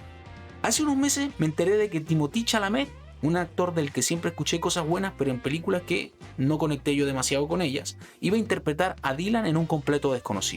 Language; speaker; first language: Spanish; native; Spanish